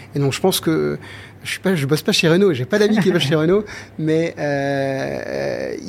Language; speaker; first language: French; native; French